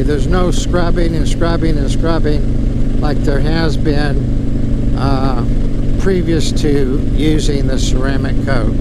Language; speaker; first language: English; native; English